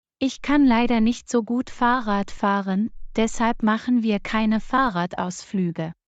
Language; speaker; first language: German; non-native, fluent; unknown